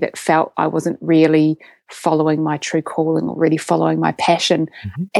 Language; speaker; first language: English; native; English